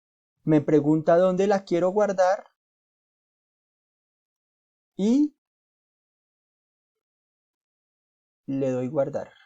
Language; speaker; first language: Spanish; native; Spanish